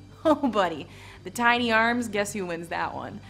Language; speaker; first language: English; native; English